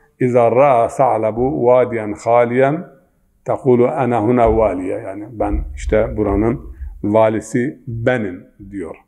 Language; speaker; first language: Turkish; non-native, local second language; Zaza